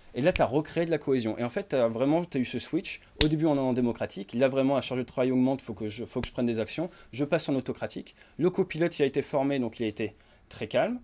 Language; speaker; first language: French; native; French